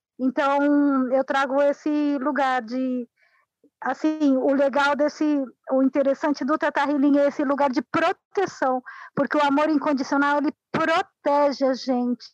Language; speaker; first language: Portuguese; non-native, fluent; Spanish